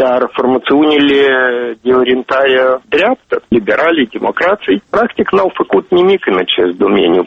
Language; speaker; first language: Romanian; non-native, local second language; Russian